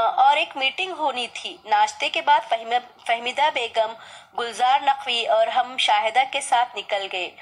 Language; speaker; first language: Urdu; native; Urdu